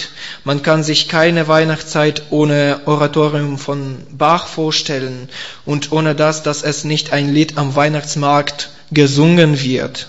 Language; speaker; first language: German; non-native, learner; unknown